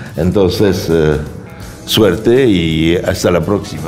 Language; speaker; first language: Spanish; non-native, fluent; French